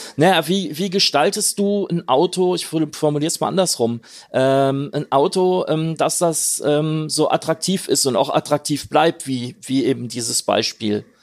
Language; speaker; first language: German; native; German